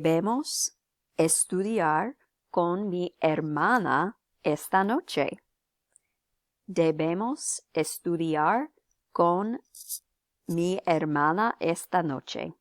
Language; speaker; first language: Spanish; non-native, fluent; English